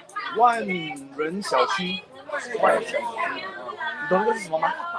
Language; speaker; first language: Chinese; early bilingual, heritage; Chinese